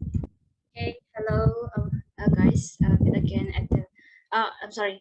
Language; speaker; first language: English; non-native, learner; Indonesian